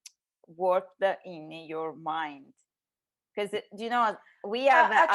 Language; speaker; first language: English; non-native, learner; Italian